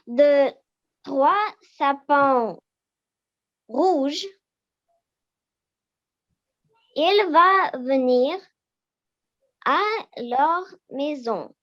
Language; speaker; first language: French; non-native, learner; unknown